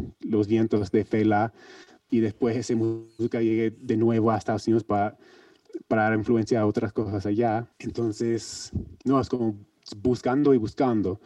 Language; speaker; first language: Spanish; non-native, learner; English